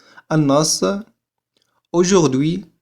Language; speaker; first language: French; non-native, fluent; Arabic